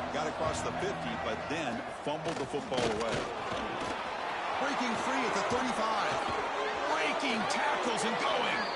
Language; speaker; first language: English; native; English